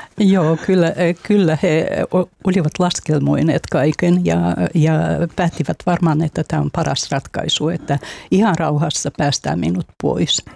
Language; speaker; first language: Finnish; non-native, fluent; Russian